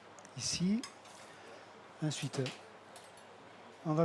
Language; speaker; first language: French; native; French